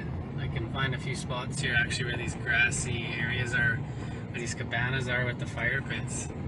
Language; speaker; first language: English; native; English